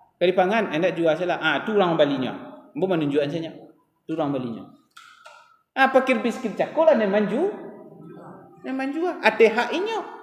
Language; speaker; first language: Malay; non-native, local second language; Minangkabau